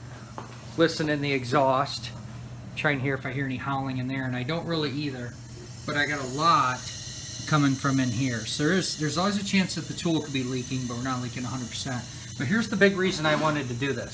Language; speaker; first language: English; native; English